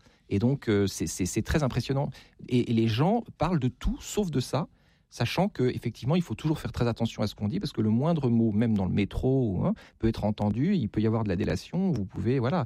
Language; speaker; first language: French; native; French